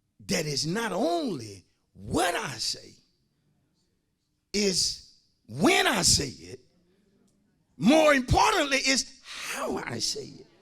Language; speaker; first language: English; native; English